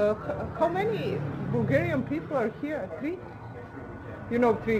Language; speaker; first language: English; non-native, fluent; Serbian